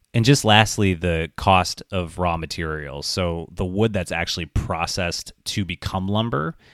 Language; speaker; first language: English; native; English